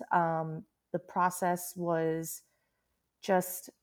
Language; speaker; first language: English; native; English